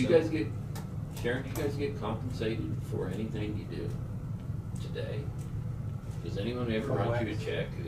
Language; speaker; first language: English; native; English